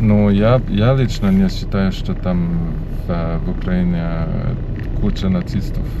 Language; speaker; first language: Russian; non-native, fluent; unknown